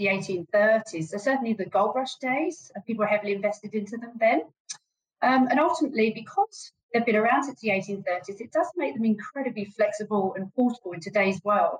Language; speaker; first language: English; native; English